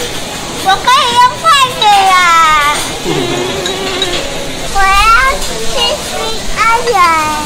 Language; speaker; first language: Chinese; early bilingual, heritage; Chinese